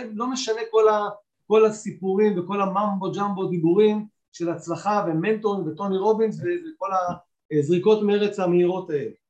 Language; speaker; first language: Hebrew; native; Hebrew